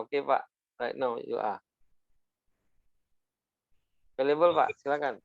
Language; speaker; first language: English; non-native, learner; Malay